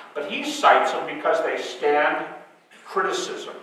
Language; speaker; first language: English; native; English